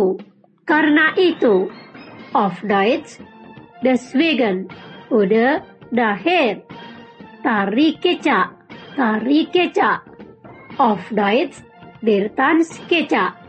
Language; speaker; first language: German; non-native, fluent; Indonesian